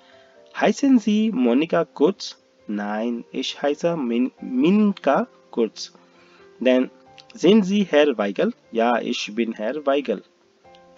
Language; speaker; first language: German; non-native, fluent; Hindi